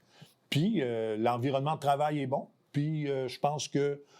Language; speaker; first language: French; native; French